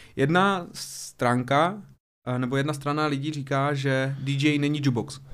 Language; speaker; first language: Czech; native; Czech